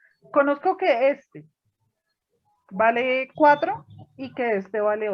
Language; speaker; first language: Spanish; native; Spanish